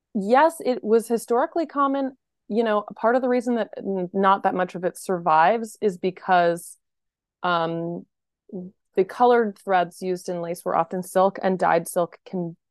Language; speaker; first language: English; native; English